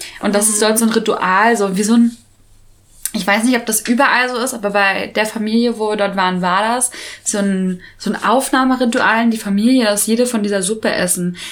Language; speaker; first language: German; native; German